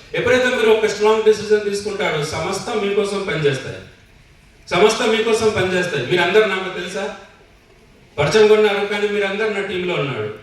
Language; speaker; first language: Telugu; non-native, fluent; Hindi